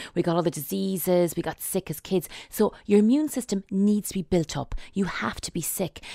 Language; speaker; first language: English; native; English